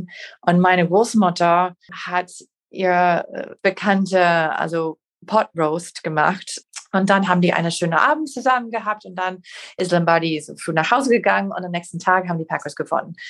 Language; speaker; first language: German; non-native, fluent; English